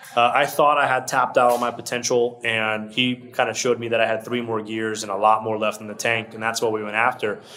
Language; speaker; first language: English; early bilingual, other home language; Portuguese